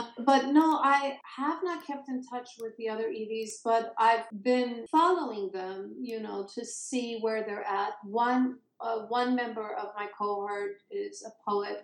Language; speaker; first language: English; early bilingual, other home language; Persian